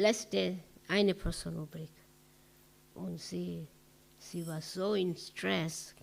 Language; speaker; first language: German; non-native, learner; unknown